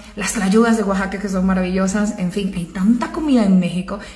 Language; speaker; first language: Spanish; native; Spanish